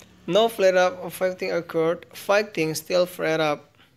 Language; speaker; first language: English; non-native, fluent; Indonesian